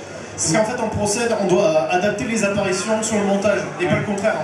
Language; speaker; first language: French; native; French